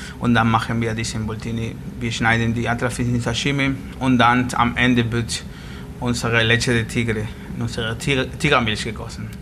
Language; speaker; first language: German; non-native, learner; Spanish